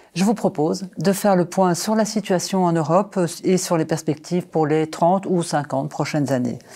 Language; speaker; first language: French; native; French